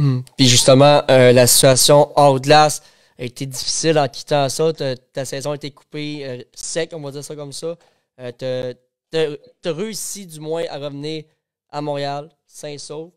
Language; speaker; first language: French; native; French